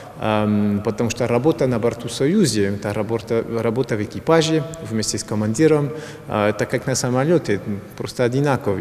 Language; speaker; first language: Russian; non-native, fluent; French